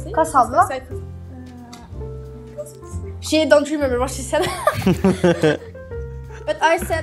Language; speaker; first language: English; non-native, learner; Norwegian